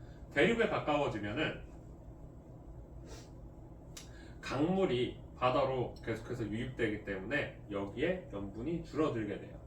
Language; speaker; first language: Korean; native; Korean